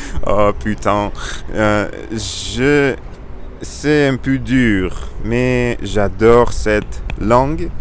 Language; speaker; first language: French; non-native, learner; Russian